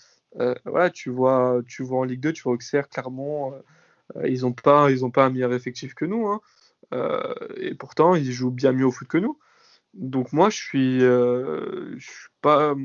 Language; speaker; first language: French; native; French